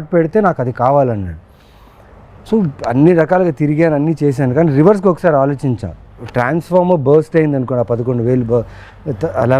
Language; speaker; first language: Telugu; native; Telugu